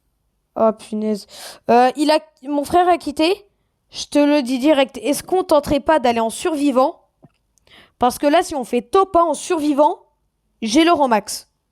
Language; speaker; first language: French; native; French